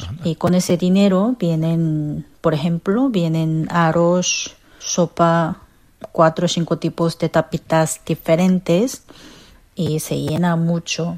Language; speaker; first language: Spanish; non-native, local second language; Korean